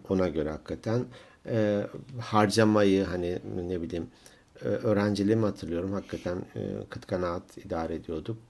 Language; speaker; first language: Turkish; native; Turkish